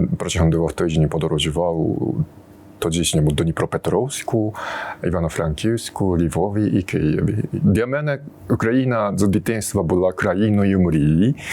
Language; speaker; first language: Ukrainian; non-native, fluent; Japanese